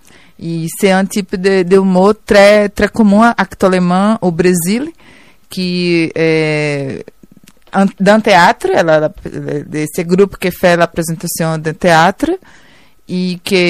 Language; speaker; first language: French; non-native, learner; Portuguese